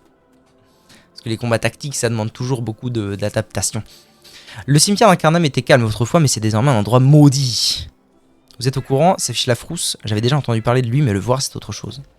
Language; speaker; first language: French; native; French